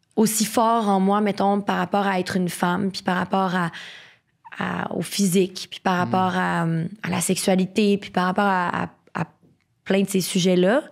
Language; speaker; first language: French; native; French